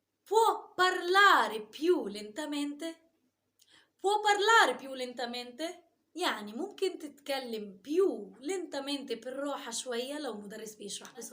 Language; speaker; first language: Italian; non-native, fluent; Arabic